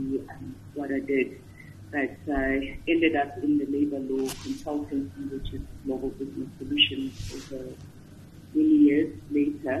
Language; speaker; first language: English; non-native, local second language; Xhosa